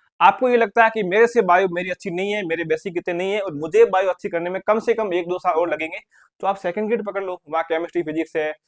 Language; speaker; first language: Hindi; native; Hindi